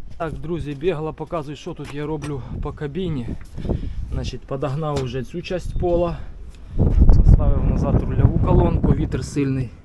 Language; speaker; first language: Ukrainian; native; Ukrainian